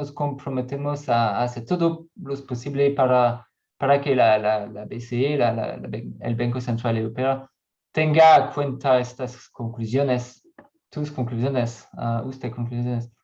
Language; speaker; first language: Spanish; non-native, learner; French